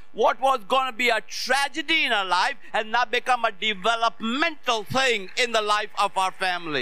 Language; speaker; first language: English; non-native, local second language; Hindi